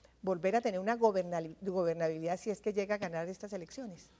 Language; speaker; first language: Spanish; native; Spanish